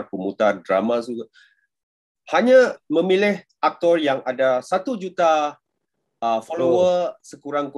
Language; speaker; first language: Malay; non-native, local second language; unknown